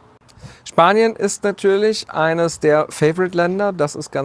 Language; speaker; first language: German; native; German